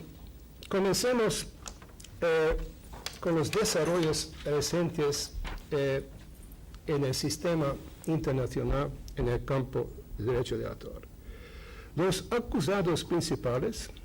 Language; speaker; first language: Spanish; non-native, fluent; Hungarian